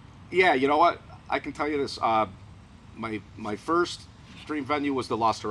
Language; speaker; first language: English; native; English